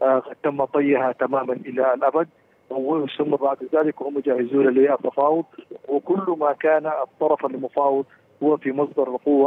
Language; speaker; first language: Arabic; native; Arabic